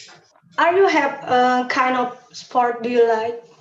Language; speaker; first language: English; non-native, learner; Indonesian